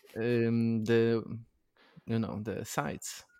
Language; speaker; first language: English; non-native, learner; Polish